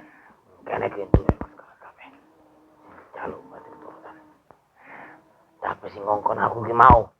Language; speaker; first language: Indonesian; non-native, local second language; Javanese